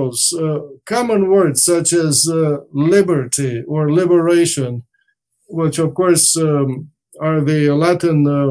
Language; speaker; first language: English; non-native, fluent; Romanian